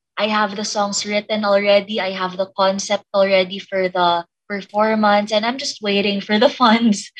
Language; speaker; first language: English; non-native, local second language; Filipino